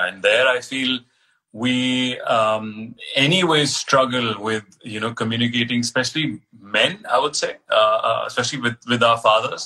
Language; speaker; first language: English; non-native, local second language; Hindi